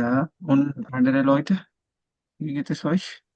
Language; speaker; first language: German; non-native, fluent; Nepali